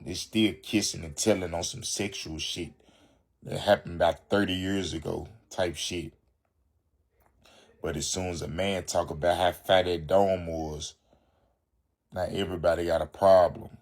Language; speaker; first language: English; native; English